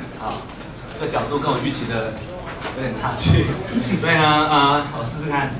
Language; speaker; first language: Chinese; native; Chinese